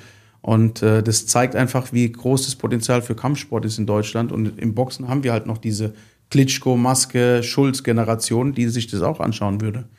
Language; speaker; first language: German; native; German